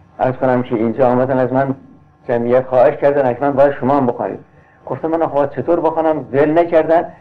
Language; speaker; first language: Persian; non-native, local second language; Azerbaijani